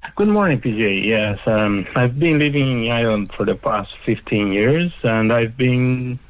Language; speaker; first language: English; non-native, fluent; Portuguese